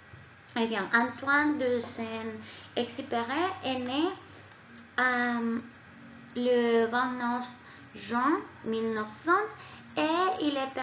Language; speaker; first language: French; non-native, learner; Spanish